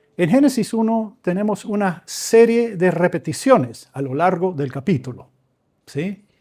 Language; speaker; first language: Spanish; early bilingual, other home language; English